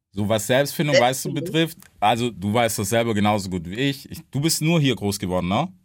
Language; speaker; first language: German; non-native, fluent; English